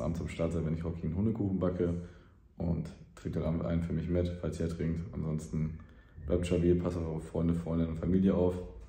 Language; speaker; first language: German; native; German